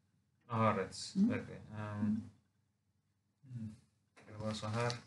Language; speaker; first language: Swedish; non-native, fluent; Finnish